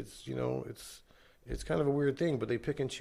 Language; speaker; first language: English; native; English